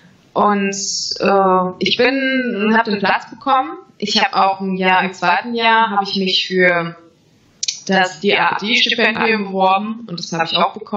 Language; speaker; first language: German; non-native, fluent; Latvian